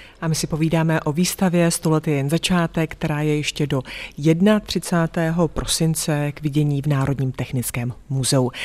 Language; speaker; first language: Czech; native; Czech